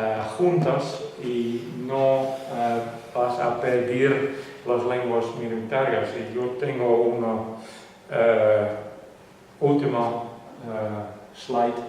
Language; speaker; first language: Spanish; non-native, fluent; Western Frisian